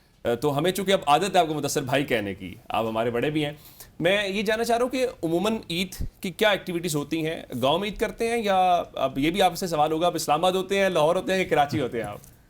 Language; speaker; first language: Urdu; native; Urdu